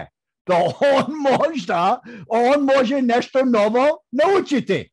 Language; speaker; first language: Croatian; early bilingual, heritage; Croatian